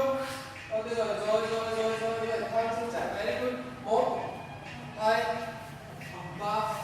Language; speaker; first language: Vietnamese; non-native, learner; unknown